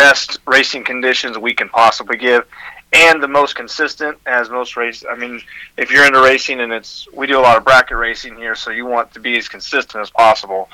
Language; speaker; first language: English; native; English